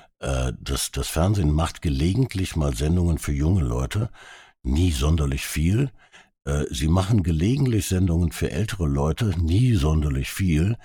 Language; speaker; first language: German; early bilingual, other home language; Hungarian